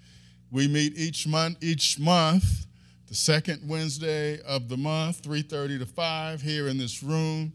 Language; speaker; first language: English; native; English